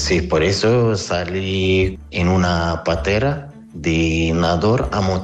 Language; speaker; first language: Spanish; non-native, learner; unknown